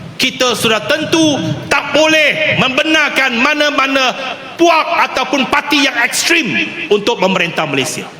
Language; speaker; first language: Malay; non-native, local second language; Chinese